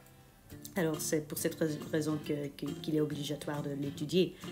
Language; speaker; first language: French; non-native, local second language; Dutch